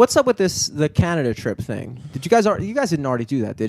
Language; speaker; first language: English; native; English